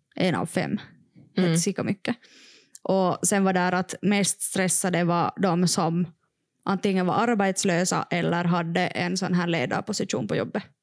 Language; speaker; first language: Swedish; non-native, local second language; Finnish